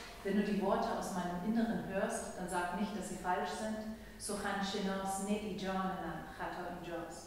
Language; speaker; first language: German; early bilingual, other home language; Persian